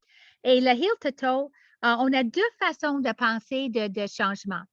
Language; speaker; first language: French; non-native, learner; English